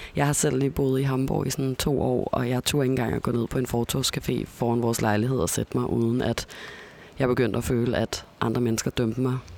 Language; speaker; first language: Danish; native; Danish